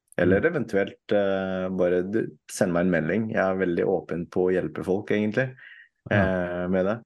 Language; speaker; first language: Norwegian; early bilingual, other home language; Filipino